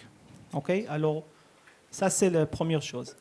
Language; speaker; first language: French; early bilingual, heritage; Hebrew